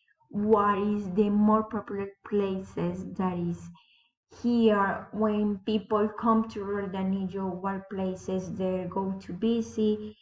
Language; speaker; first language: English; non-native, learner; Spanish